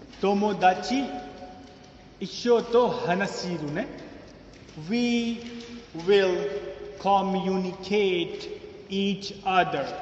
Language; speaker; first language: English; non-native, fluent; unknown